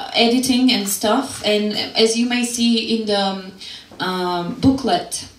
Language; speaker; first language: English; non-native, fluent; Macedonian